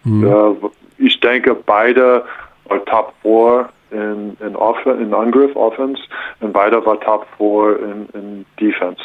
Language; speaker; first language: German; non-native, learner; English